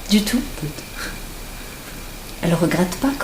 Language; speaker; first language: French; native; French